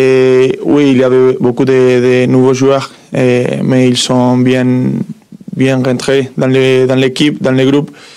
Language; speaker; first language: French; non-native, fluent; Spanish